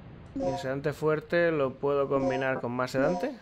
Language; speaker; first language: Spanish; native; Spanish